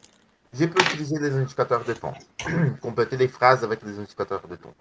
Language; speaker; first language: French; non-native, learner; Portuguese